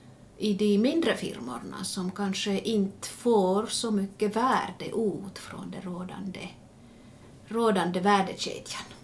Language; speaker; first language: Swedish; non-native, local second language; Finnish